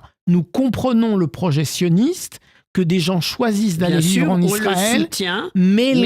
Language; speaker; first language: French; native; French